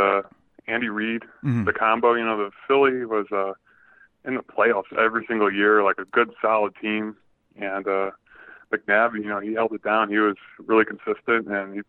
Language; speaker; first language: English; native; English